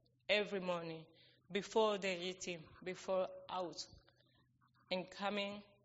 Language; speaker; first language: English; non-native, learner; Spanish